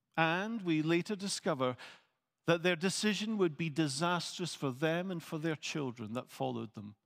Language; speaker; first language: English; native; English